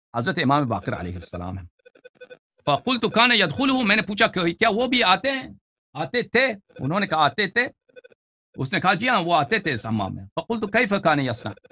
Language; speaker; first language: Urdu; non-native, fluent; Persian